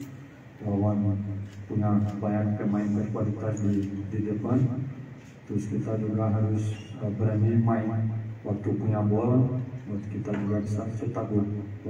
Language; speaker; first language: Indonesian; non-native, fluent; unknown